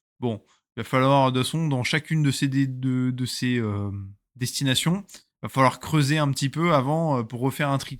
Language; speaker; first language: French; native; French